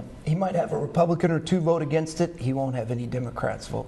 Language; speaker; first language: English; native; English